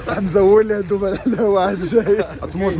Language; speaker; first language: Arabic; native; Arabic